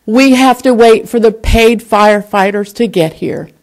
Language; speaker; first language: English; native; English